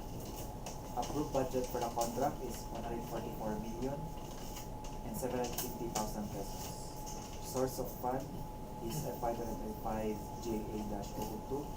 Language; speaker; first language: English; non-native, local second language; Cebuano